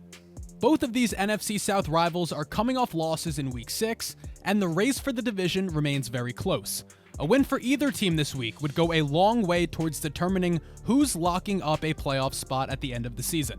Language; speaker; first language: English; native; English